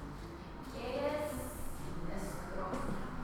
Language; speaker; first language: Spanish; non-native, learner; English